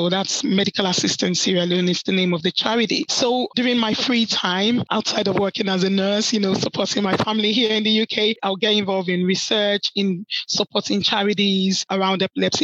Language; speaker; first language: English; non-native, local second language; Yoruba